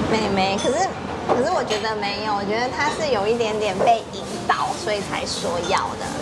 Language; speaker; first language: Chinese; native; Chinese